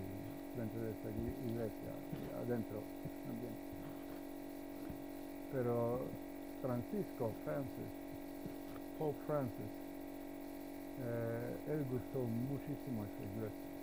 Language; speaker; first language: Spanish; non-native, learner; Slovenian